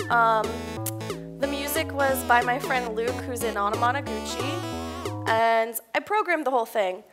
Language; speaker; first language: English; native; English